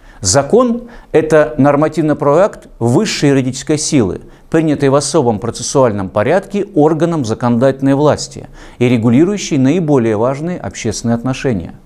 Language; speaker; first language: Russian; native; Russian